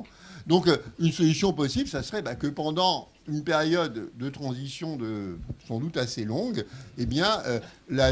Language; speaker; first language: French; native; French